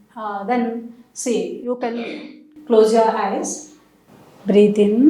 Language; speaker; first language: English; non-native, local second language; Telugu